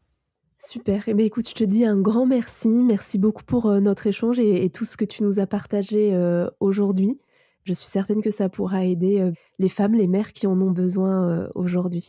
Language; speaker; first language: French; native; French